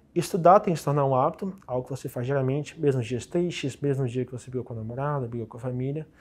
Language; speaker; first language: Portuguese; native; Portuguese